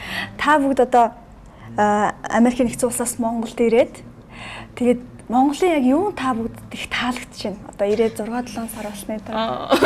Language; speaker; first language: Mongolian; native; Mongolian